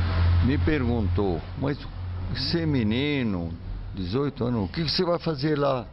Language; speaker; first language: Portuguese; non-native, fluent; Arabic